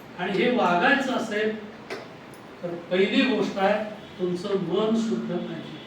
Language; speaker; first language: Marathi; non-native, local second language; Kannada